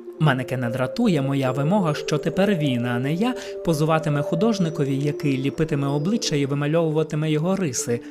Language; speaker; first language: Ukrainian; native; Ukrainian